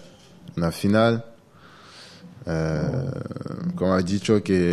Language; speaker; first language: Spanish; non-native, learner; French